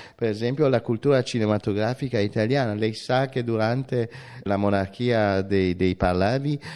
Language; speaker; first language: Italian; non-native, fluent; Persian